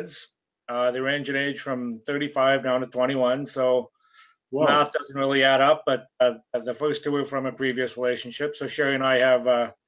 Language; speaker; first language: English; native; English